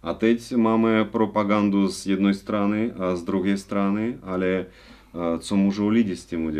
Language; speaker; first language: Czech; non-native, learner; Russian